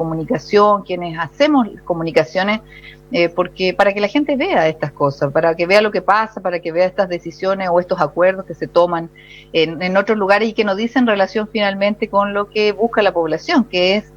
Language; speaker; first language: Spanish; native; Spanish